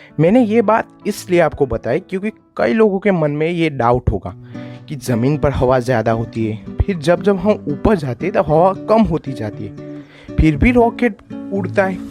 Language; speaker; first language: Hindi; non-native, local second language; Gujarati